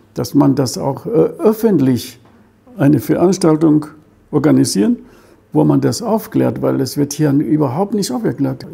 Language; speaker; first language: German; non-native, fluent; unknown